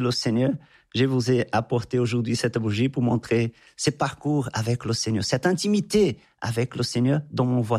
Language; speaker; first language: French; non-native, fluent; Portuguese